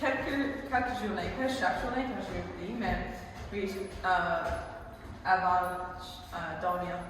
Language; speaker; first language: French; non-native, local second language; English